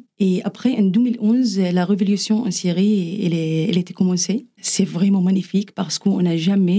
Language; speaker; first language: French; non-native, learner; Arabic